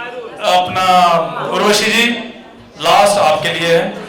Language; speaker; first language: Hindi; native; Hindi